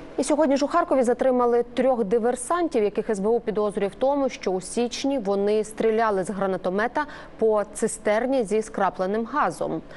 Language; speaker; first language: Ukrainian; native; Ukrainian